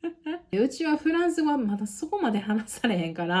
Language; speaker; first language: Japanese; non-native, local second language; English